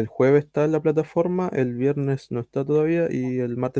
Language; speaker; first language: Spanish; native; Spanish